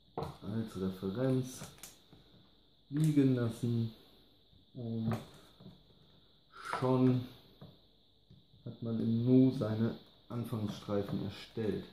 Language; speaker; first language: German; native; German